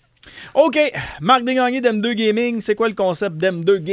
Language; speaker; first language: French; native; French